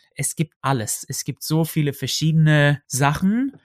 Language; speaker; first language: German; non-native, fluent; Swedish